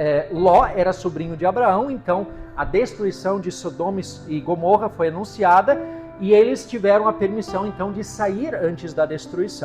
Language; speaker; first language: Portuguese; native; Portuguese